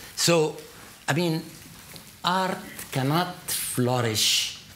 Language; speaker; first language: English; non-native, fluent; Arabic